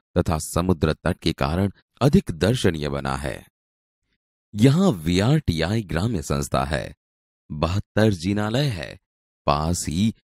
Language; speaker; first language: Hindi; non-native, local second language; Gujarati